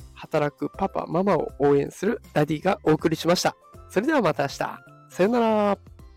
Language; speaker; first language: Japanese; native; Japanese